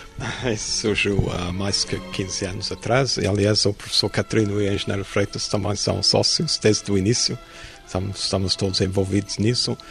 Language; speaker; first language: Portuguese; non-native, fluent; English